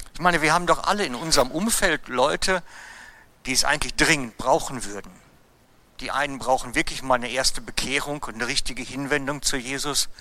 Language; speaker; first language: German; native; German